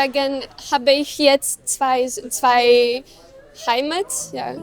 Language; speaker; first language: German; non-native, learner; Ukrainian